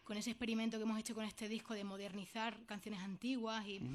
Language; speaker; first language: Spanish; native; Spanish